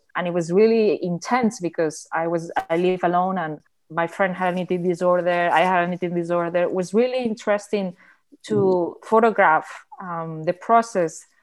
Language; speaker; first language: English; non-native, fluent; Spanish